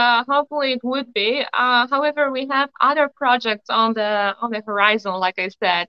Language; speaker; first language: English; non-native, fluent; Polish